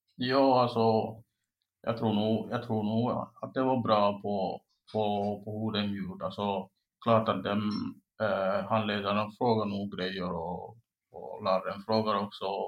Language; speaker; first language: Swedish; non-native, fluent; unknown